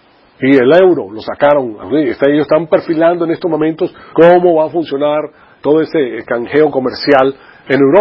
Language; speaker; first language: Spanish; native; Spanish